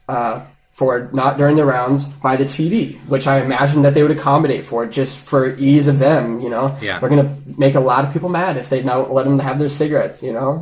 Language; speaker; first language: English; native; English